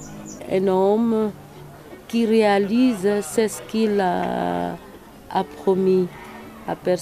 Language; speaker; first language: French; non-native, local second language; Malagasy